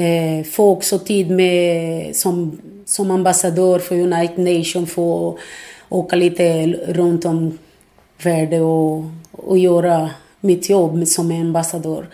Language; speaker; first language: Swedish; non-native, fluent; Portuguese